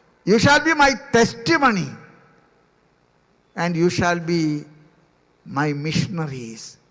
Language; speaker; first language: English; non-native, local second language; Malayalam